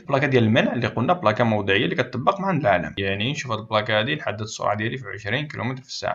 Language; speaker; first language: Arabic; native; Arabic